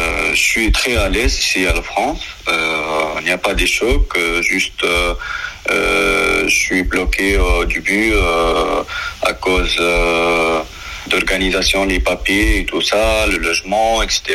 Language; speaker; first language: French; non-native, local second language; Arabic